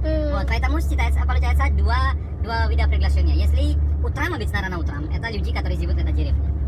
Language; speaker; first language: Russian; non-native, learner; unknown